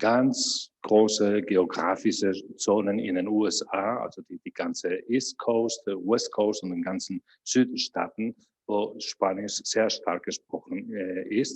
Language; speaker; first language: German; non-native, fluent; Spanish